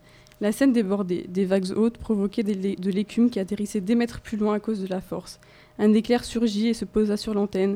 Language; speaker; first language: French; native; French